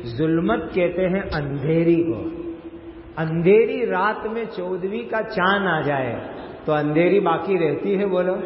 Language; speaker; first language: Urdu; non-native, local second language; Gujarati